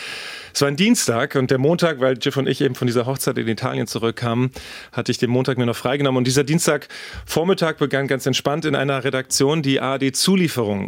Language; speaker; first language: German; native; German